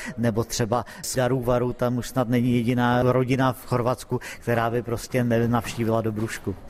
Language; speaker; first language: Czech; native; Czech